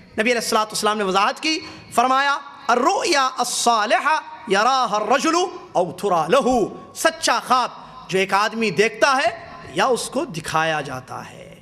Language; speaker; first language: Urdu; native; Urdu